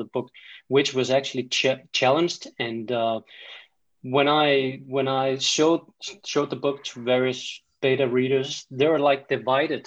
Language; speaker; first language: English; non-native, fluent; Danish